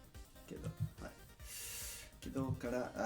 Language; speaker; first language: Japanese; non-native, learner; Spanish